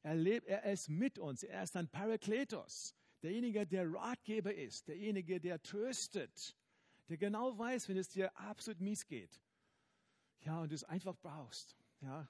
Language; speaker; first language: German; non-native, fluent; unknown